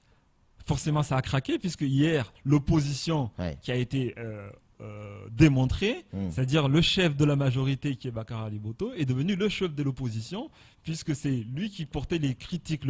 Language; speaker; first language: French; non-native, local second language; Comorian